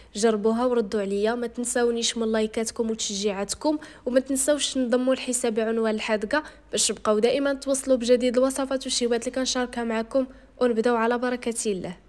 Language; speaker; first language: Arabic; native; Arabic